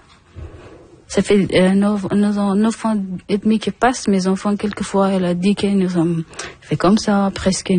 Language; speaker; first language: French; non-native, learner; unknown